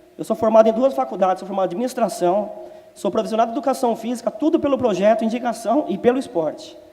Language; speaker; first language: Portuguese; native; Portuguese